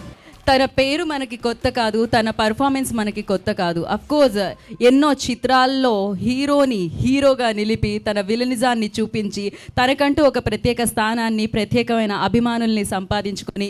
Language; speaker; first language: Telugu; native; Telugu